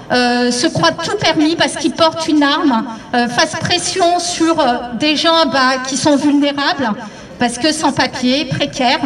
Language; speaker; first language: French; native; French